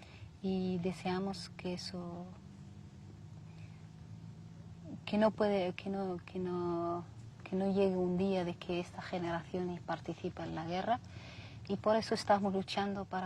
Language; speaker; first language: Spanish; non-native, local second language; Arabic